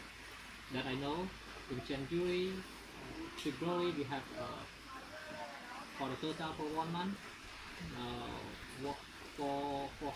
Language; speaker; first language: English; non-native, learner; Khmer